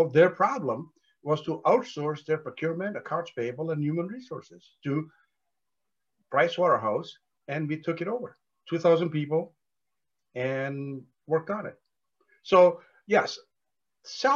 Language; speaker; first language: English; non-native, local second language; Gujarati